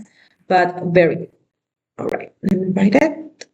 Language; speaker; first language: English; non-native, fluent; Spanish